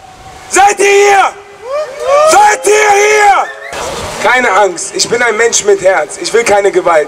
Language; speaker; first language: German; non-native, fluent; Persian